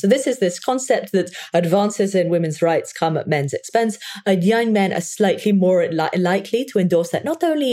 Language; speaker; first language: English; native; English